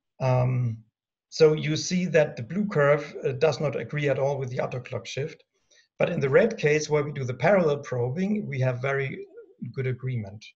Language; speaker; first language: English; non-native, fluent; German